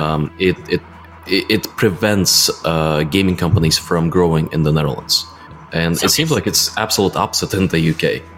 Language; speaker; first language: English; non-native, fluent; Russian